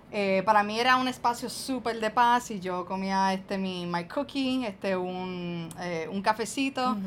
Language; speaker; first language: Spanish; early bilingual, heritage; Spanish